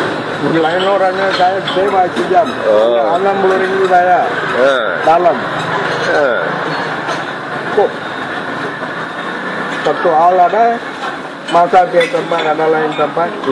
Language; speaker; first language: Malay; non-native, learner; Tamil